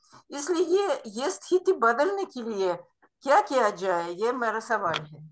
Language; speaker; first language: Hindi; non-native, fluent; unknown